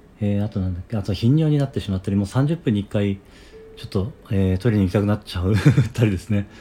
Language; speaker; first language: Japanese; native; Japanese